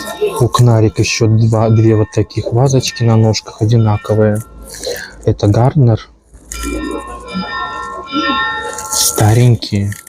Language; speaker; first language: Russian; native; Russian